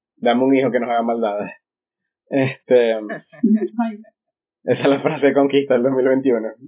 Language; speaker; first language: Spanish; native; Spanish